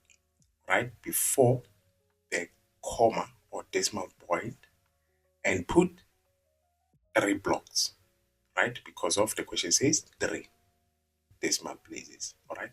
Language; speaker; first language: English; non-native, local second language; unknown